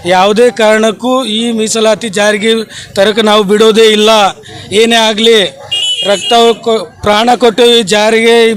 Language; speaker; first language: Kannada; non-native, local second language; Lambadi